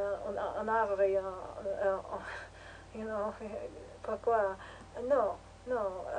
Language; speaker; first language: French; non-native, learner; English